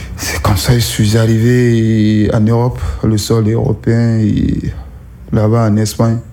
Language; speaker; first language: French; non-native, local second language; Susu